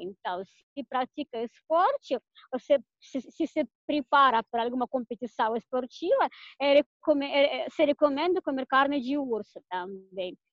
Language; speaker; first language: Portuguese; non-native, fluent; Russian